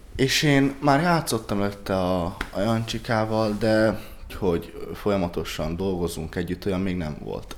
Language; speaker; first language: Hungarian; native; Hungarian